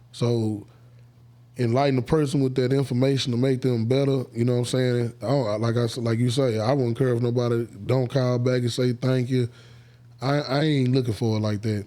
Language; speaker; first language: English; native; English